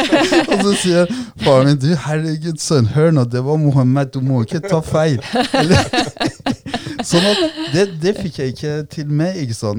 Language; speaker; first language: Norwegian; early bilingual, other home language; Persian